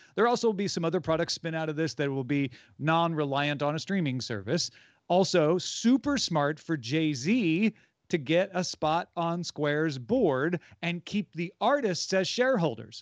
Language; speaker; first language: English; native; English